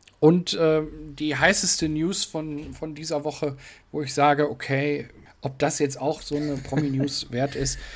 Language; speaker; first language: German; native; German